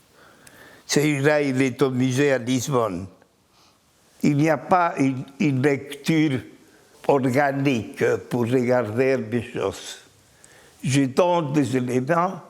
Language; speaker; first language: French; non-native, fluent; Spanish